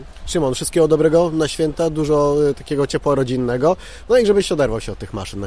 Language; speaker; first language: Polish; native; Polish